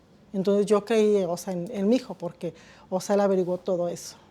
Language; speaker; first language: Spanish; native; Spanish